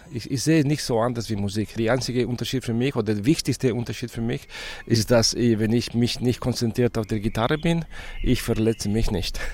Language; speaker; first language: German; non-native, fluent; Spanish